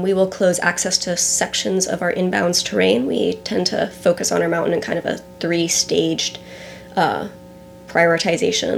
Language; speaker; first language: English; native; English